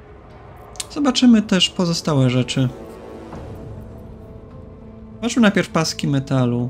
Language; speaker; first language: Polish; native; Polish